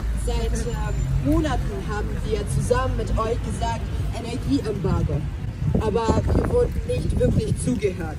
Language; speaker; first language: German; non-native, fluent; Ukrainian